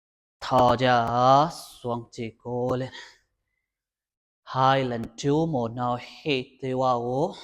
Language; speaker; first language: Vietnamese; non-native, learner; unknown